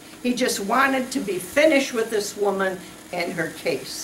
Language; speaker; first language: English; early bilingual, other home language; Ukrainian